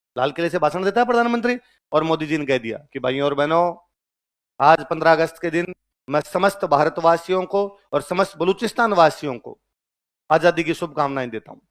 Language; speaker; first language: Hindi; native; Hindi